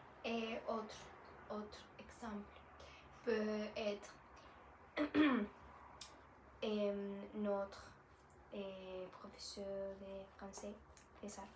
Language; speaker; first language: French; non-native, learner; Spanish